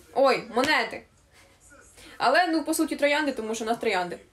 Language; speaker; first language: Ukrainian; native; Ukrainian